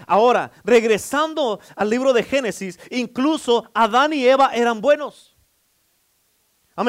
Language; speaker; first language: Spanish; native; Spanish